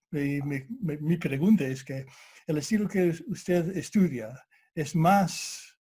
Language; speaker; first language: Spanish; non-native, fluent; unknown